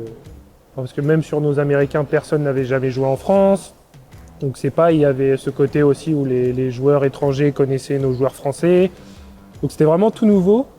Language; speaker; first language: French; native; French